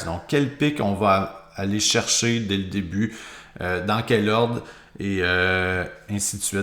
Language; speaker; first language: French; native; French